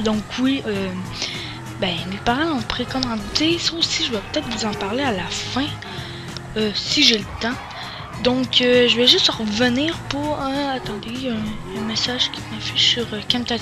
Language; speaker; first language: French; native; French